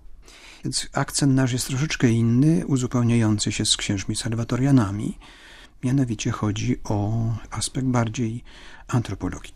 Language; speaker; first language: Polish; native; Polish